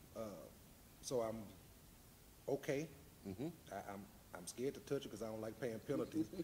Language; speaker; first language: English; native; English